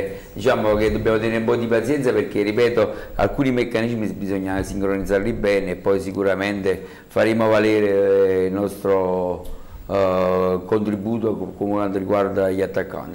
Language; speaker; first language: Italian; native; Italian